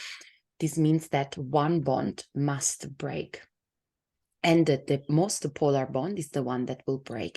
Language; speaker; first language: English; non-native, fluent; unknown